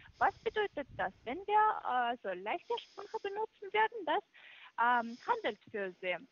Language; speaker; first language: German; non-native, fluent; Russian